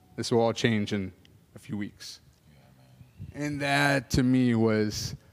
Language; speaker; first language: English; native; English